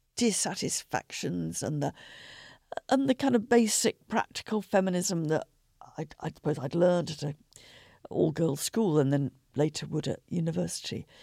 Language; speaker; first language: English; native; English